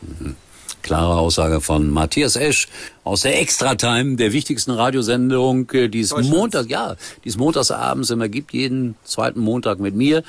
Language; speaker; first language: German; native; German